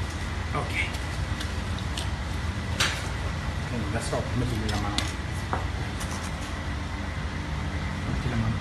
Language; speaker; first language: Italian; native; Italian